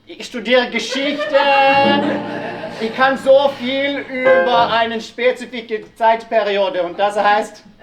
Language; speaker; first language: German; non-native, learner; Norwegian